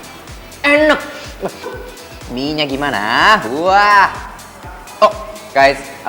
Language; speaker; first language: Indonesian; non-native, fluent; Japanese